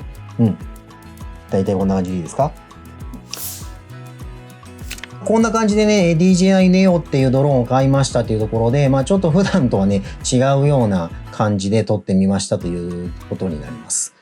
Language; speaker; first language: Japanese; native; Japanese